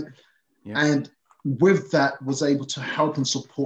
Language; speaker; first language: English; native; English